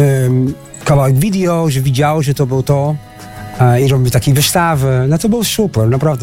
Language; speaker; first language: Polish; non-native, learner; Dutch